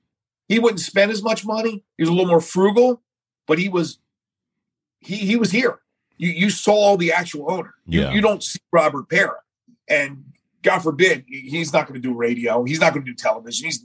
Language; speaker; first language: English; native; English